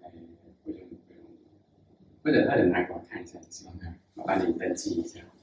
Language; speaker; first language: Chinese; native; Chinese